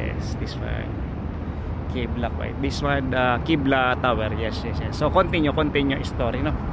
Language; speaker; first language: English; non-native, learner; Filipino